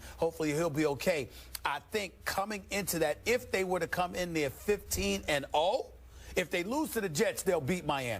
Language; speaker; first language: English; native; English